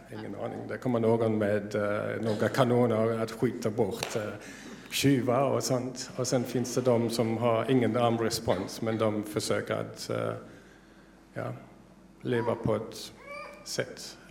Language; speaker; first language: Swedish; non-native, fluent; German